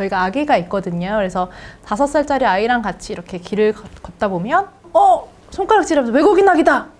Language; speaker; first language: Korean; native; Korean